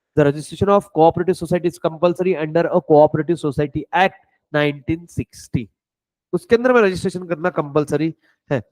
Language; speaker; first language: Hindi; native; Hindi